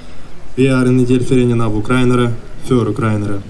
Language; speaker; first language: Swedish; non-native, fluent; Ukrainian